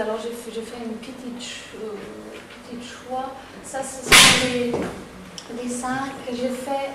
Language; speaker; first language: French; non-native, fluent; German